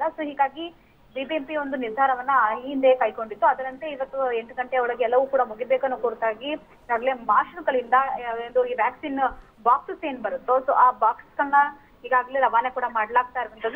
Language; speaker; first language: Kannada; native; Kannada